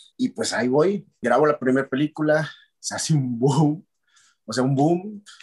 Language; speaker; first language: Spanish; native; Spanish